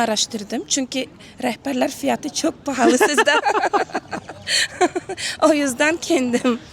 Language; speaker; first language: Turkish; non-native, learner; Uzbek